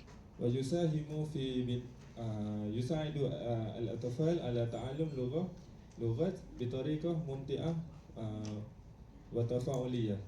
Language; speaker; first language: Arabic; non-native, learner; Malay